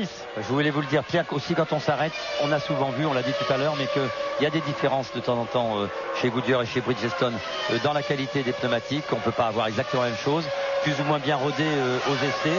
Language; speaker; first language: French; native; French